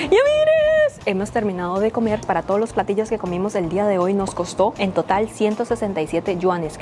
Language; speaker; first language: Spanish; native; Spanish